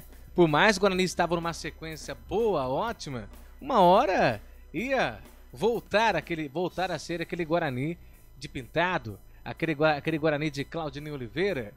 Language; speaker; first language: Portuguese; native; Portuguese